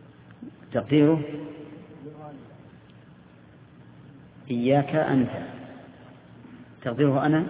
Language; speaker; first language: Arabic; native; Arabic